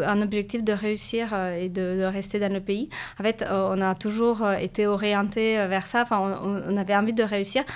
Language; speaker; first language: French; non-native, fluent; Latvian